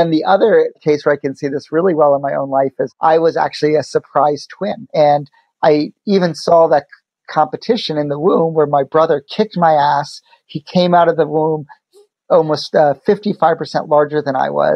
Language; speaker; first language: English; native; English